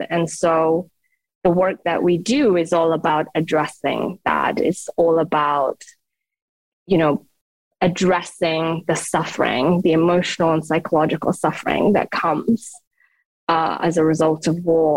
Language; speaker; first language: English; non-native, fluent; Persian